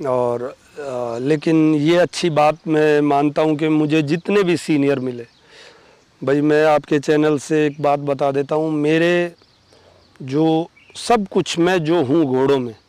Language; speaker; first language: Hindi; native; Hindi